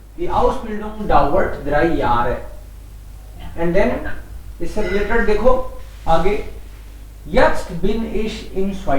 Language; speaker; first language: German; non-native, fluent; Hindi